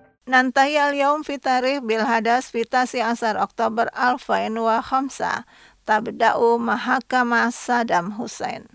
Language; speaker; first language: Arabic; non-native, fluent; Indonesian